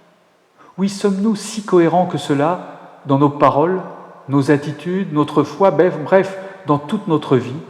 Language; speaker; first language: French; native; French